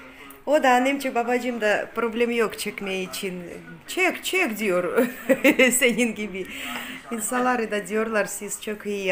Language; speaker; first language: Turkish; non-native, learner; Russian